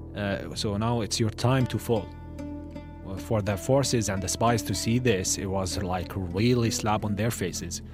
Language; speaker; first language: English; non-native, fluent; Arabic